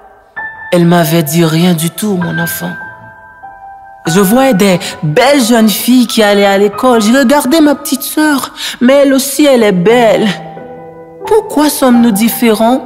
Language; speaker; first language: French; non-native, local second language; Haitian Creole